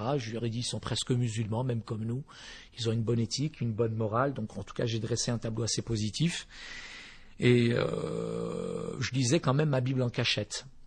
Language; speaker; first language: French; early bilingual, other home language; Berber languages